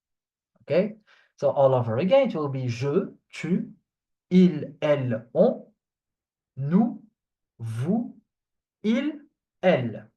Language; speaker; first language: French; non-native, fluent; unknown